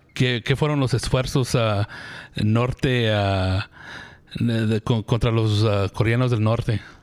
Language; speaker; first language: Spanish; early bilingual, heritage; Spanish